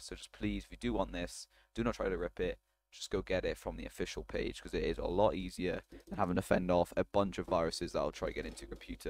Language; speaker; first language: English; native; English